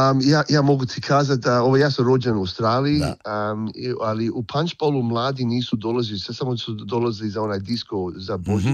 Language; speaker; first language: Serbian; early bilingual, heritage; Croatian